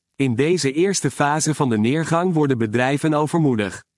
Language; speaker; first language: Dutch; native; Dutch